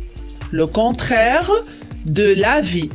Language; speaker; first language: French; non-native, local second language; Arabic